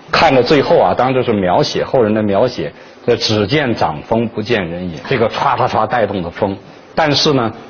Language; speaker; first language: Chinese; native; Chinese